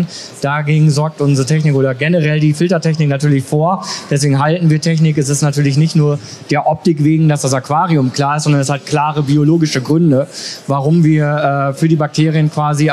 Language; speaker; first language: German; native; German